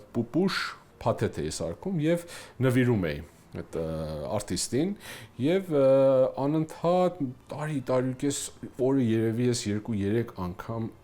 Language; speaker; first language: Armenian; early bilingual, heritage; Armenian